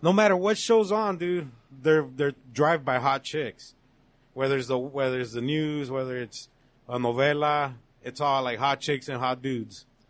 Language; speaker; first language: English; early bilingual, other home language; Spanish